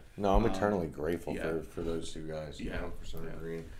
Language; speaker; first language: English; native; English